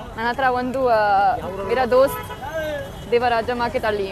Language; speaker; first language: Kannada; non-native, learner; German